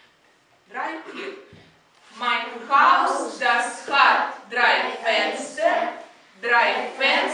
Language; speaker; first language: German; non-native, fluent; Russian